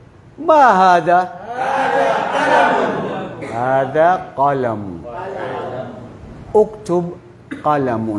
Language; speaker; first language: Arabic; non-native, fluent; Filipino